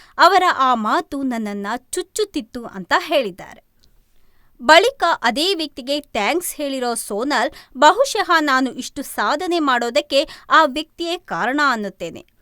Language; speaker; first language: Kannada; native; Kannada